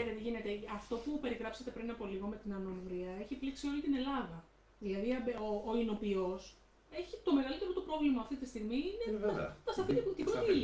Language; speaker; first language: Greek; native; Greek